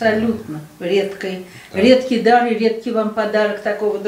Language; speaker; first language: Russian; native; Russian